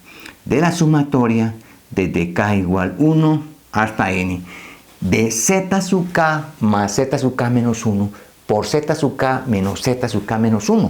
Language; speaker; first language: Spanish; native; Spanish